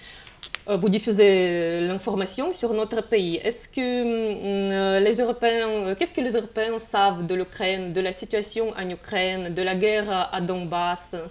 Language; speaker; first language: French; non-native, fluent; Russian